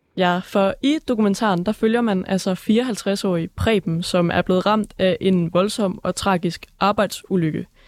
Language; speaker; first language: Danish; native; Danish